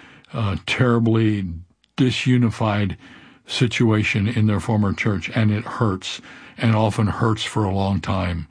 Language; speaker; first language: English; native; English